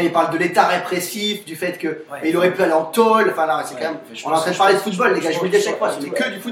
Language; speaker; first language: French; native; French